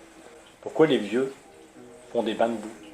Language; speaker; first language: French; native; French